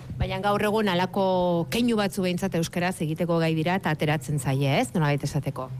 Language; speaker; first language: Basque; native; Basque